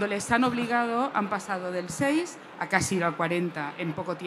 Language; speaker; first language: Spanish; native; Spanish